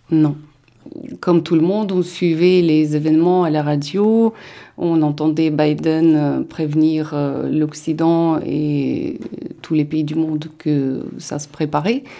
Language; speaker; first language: French; non-native, fluent; Russian